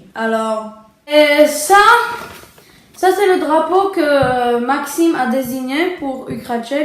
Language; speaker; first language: French; early bilingual, other home language; Czech